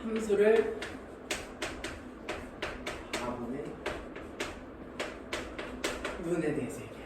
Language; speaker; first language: Korean; native; Korean